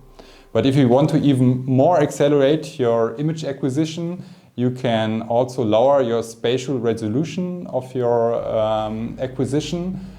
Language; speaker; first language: English; non-native, fluent; German